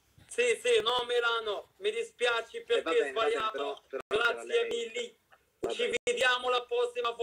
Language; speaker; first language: Italian; non-native, learner; Arabic